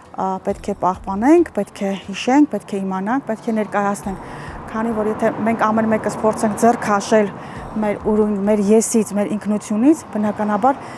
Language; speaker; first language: Armenian; non-native, local second language; Assyrian Neo-Aramaic